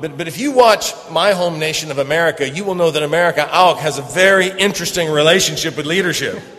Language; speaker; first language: English; native; English